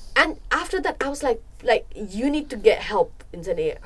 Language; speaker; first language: English; non-native, local second language; Nepali